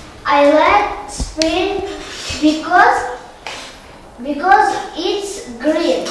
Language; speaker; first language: English; non-native, learner; Kazakh